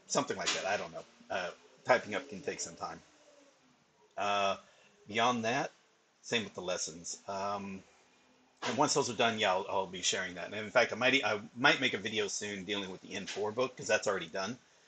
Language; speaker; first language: English; native; English